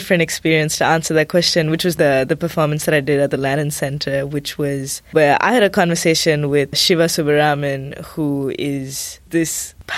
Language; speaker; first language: English; non-native, local second language; Sinhala